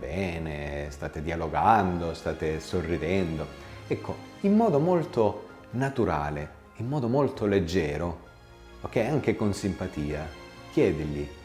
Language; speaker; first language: Italian; native; Italian